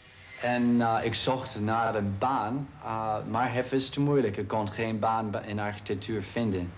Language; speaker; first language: Dutch; non-native, fluent; English